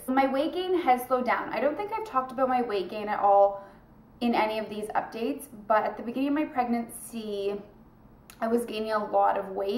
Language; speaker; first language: English; native; English